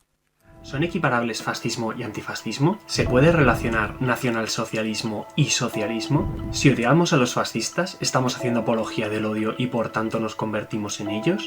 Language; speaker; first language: Spanish; native; Spanish